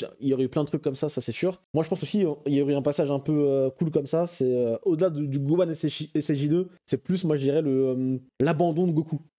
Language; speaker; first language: French; native; French